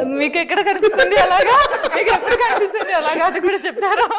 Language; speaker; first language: Telugu; non-native, fluent; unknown